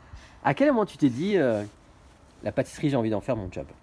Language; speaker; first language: French; native; French